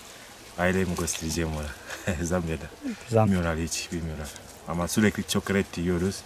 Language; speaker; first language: Turkish; non-native, learner; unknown